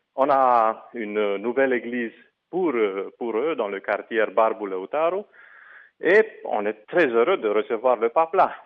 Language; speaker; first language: French; non-native, fluent; Romanian